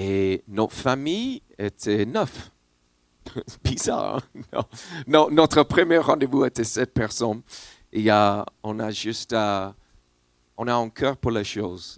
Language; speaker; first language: French; non-native, learner; English